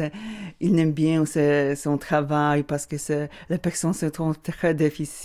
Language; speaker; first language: French; non-native, learner; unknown